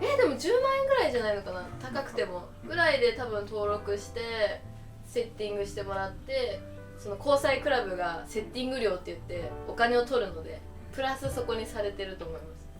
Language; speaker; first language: Japanese; native; Japanese